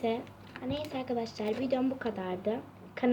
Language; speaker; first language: Turkish; native; Turkish